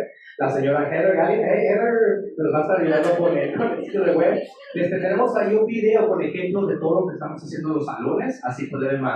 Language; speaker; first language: Spanish; native; Spanish